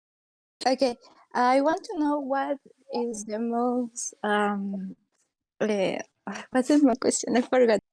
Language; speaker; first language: English; non-native, learner; Spanish